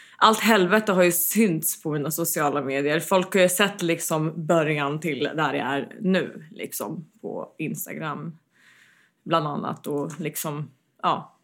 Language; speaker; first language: Swedish; early bilingual, heritage; Swedish